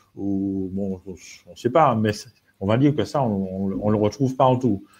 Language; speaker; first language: French; native; French